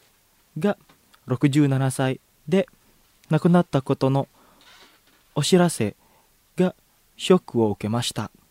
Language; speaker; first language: Japanese; non-native, fluent; Indonesian